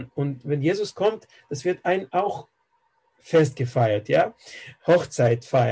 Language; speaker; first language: German; non-native, fluent; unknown